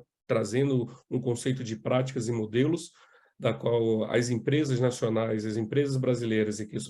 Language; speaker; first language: Portuguese; native; Portuguese